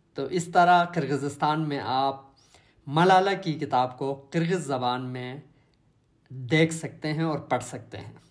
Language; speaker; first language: Urdu; non-native, local second language; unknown